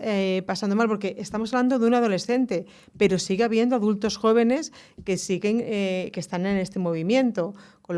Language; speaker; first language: Spanish; native; Spanish